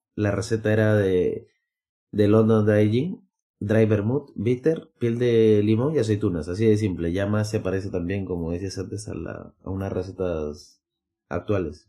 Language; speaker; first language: Spanish; native; Spanish